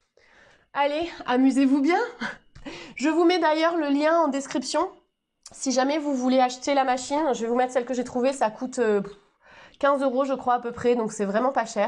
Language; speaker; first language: French; native; French